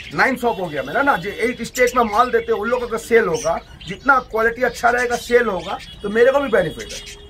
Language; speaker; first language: Hindi; non-native, local second language; Bangla